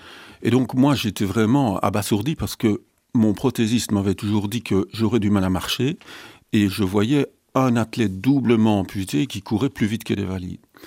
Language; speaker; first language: French; native; French